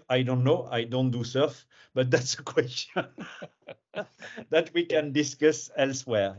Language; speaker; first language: English; non-native, fluent; French